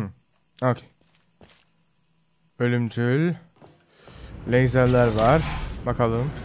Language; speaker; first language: Turkish; early bilingual, heritage; Turkish